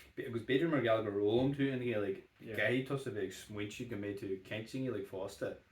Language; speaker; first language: Irish; native; Irish